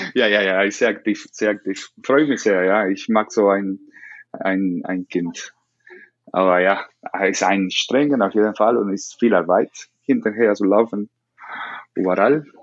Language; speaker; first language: German; non-native, learner; Spanish